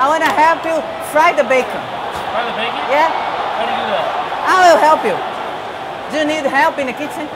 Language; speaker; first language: English; non-native, learner; Portuguese